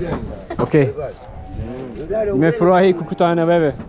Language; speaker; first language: Swahili; non-native, learner; Turkish